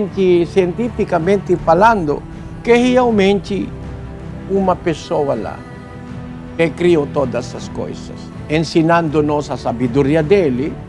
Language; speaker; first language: Portuguese; non-native, learner; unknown